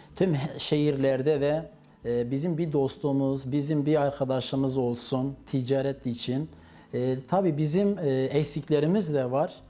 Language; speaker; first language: Turkish; native; Turkish